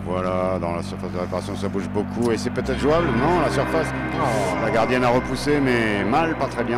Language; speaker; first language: French; native; French